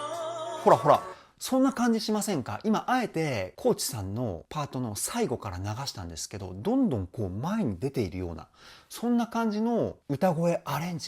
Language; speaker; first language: Japanese; native; Japanese